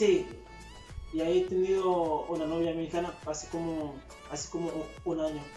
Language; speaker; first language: Spanish; non-native, fluent; Haitian Creole